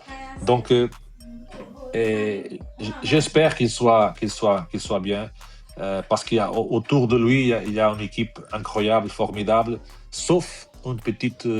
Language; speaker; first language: French; non-native, fluent; Portuguese